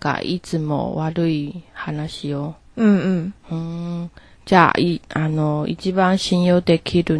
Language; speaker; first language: Japanese; non-native, learner; Chinese